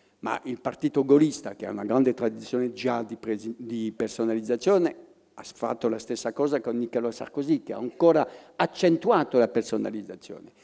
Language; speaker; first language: Italian; non-native, fluent; French